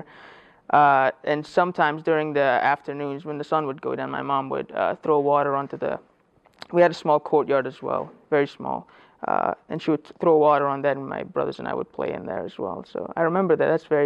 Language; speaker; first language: English; early bilingual, other home language; Persian